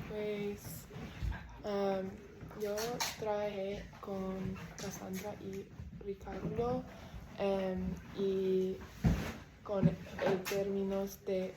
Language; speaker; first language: Spanish; non-native, learner; English